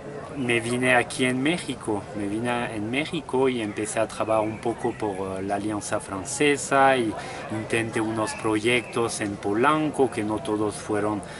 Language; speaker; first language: Spanish; non-native, fluent; French